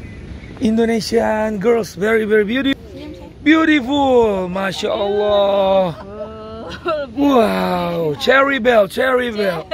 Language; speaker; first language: English; non-native, learner; Indonesian